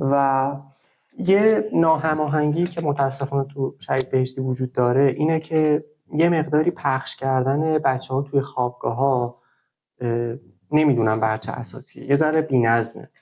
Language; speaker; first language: Persian; native; Persian